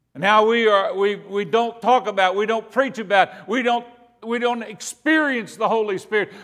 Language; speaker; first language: English; native; English